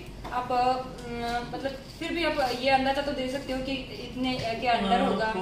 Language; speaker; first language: Hindi; native; Hindi